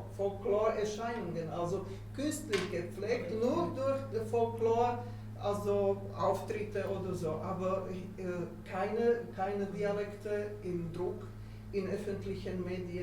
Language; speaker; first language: German; non-native, fluent; Slovak